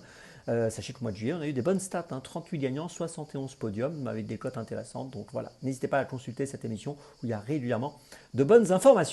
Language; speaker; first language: French; native; French